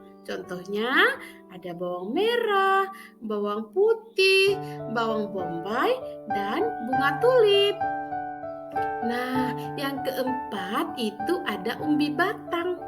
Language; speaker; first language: Indonesian; native; Indonesian